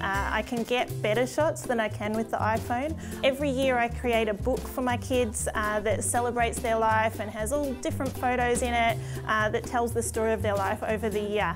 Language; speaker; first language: English; native; English